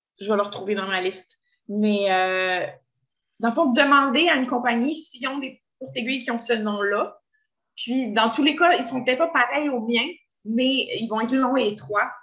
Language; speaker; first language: French; native; French